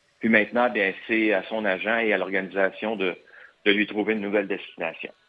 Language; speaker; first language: French; native; French